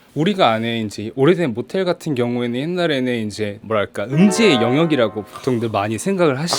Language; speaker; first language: Korean; native; Korean